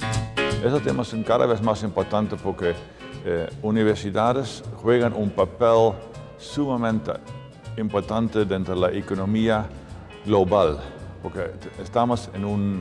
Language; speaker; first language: Spanish; non-native, fluent; Dutch